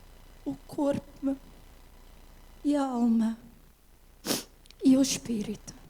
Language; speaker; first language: Portuguese; early bilingual, heritage; English